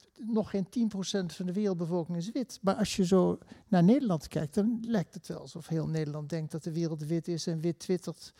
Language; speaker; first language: Dutch; native; Dutch